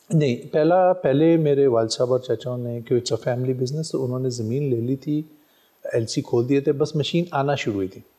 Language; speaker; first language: Urdu; non-native, local second language; Punjabi